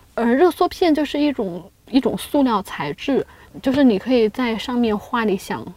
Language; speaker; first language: Chinese; native; Chinese